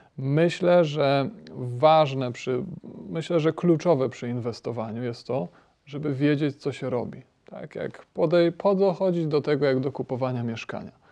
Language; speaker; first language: Polish; native; Polish